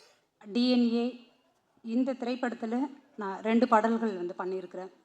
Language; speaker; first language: Tamil; native; Tamil